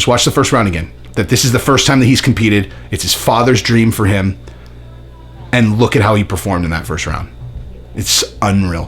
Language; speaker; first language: English; native; English